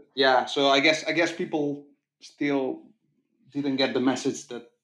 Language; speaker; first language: English; non-native, fluent; Italian